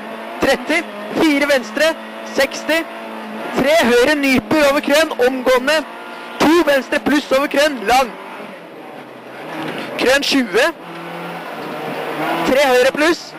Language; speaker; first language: Norwegian; native; Norwegian